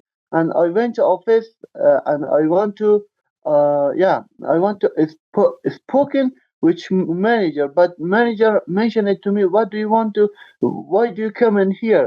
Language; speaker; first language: English; non-native, learner; Persian